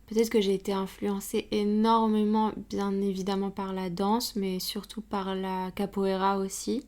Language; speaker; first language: French; native; French